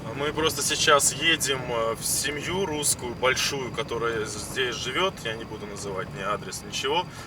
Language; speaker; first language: Russian; native; Russian